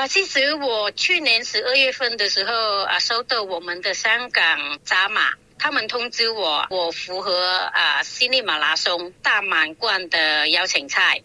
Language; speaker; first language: Chinese; non-native, local second language; Cantonese